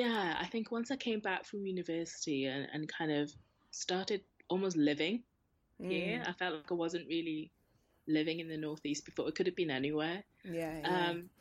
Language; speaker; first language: English; native; English